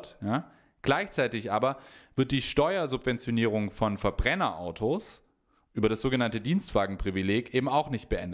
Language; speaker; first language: German; native; German